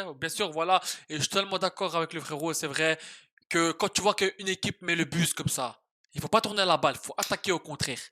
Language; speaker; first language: French; native; French